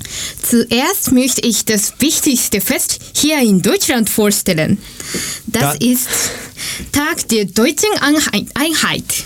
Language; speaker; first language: German; non-native, learner; Japanese